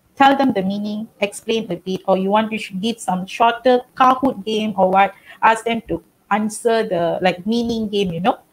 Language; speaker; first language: English; non-native, local second language; Tamil